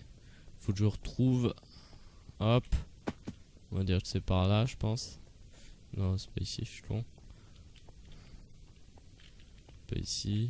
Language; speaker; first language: French; native; French